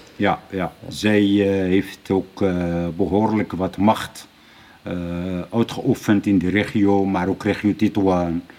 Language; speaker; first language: Dutch; non-native, fluent; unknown